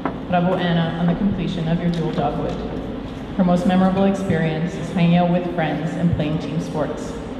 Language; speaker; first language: English; native; English